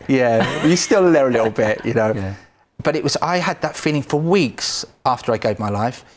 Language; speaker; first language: English; native; English